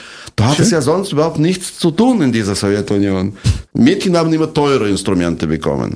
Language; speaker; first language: German; non-native, fluent; Russian